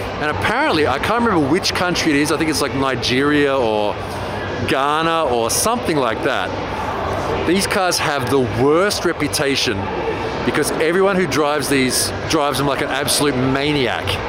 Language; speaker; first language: English; native; English